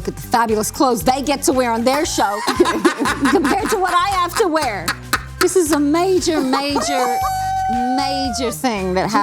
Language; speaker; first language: English; native; English